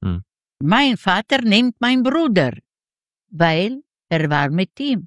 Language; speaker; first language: German; non-native, learner; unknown